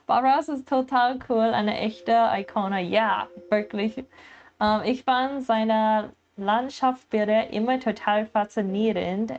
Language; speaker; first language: German; non-native, learner; English